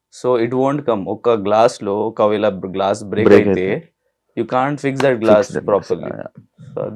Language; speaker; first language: Telugu; non-native, learner; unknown